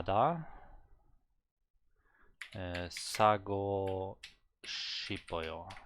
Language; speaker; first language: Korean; non-native, learner; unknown